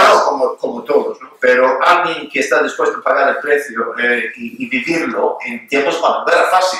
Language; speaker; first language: Spanish; non-native, fluent; Swedish